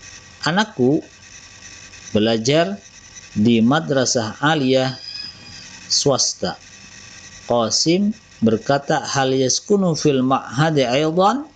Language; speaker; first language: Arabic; non-native, fluent; Indonesian